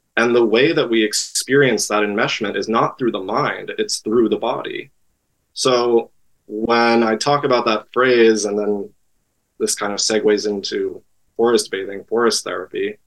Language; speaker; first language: English; native; English